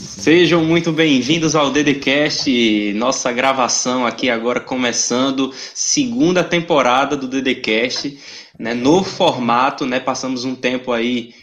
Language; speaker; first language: Portuguese; native; Portuguese